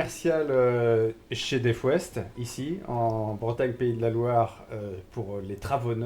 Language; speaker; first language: French; native; French